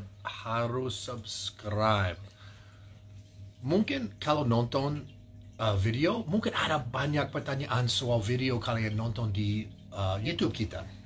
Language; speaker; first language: Indonesian; non-native, learner; English